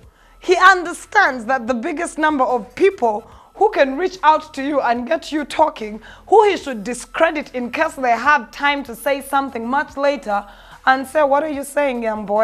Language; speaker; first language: English; non-native, local second language; Ganda